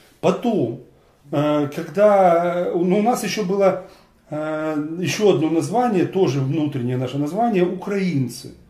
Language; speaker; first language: Russian; native; Russian